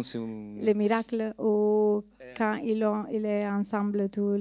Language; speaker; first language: French; non-native, learner; Italian